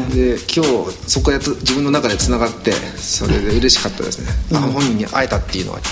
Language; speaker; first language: Japanese; native; Japanese